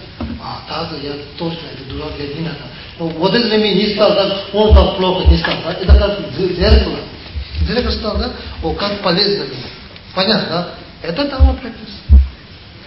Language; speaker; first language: Russian; non-native, learner; Tibetan